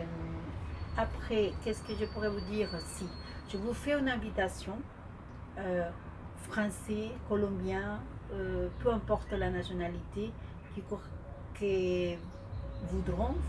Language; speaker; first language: French; non-native, fluent; Spanish